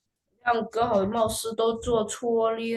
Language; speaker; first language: Chinese; early bilingual, other home language; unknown